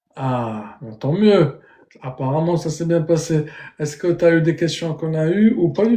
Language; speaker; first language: French; native; French